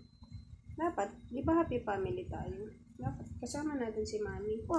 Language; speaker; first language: Filipino; native; Filipino